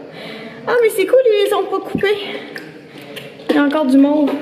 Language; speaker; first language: French; native; French